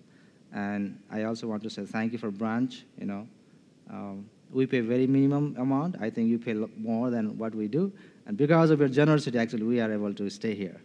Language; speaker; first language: English; non-native, fluent; Nepali